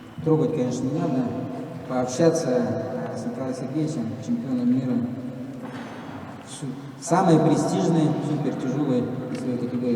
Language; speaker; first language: Russian; native; Russian